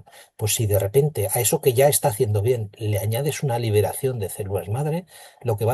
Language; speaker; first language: Spanish; native; Spanish